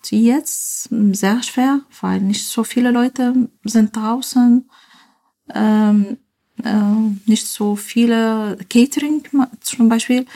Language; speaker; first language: German; non-native, learner; Arabic